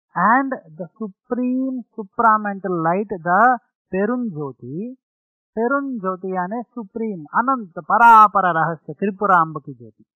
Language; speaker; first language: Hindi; non-native, local second language; Telugu